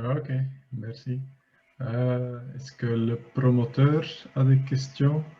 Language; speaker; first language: French; non-native, fluent; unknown